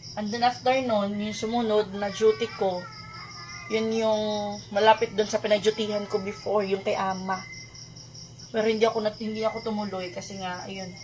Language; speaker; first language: Filipino; non-native, local second language; Cebuano